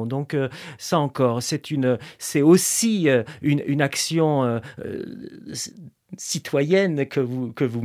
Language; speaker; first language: French; native; French